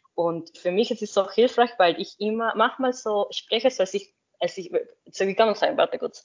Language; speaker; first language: German; non-native, fluent; Spanish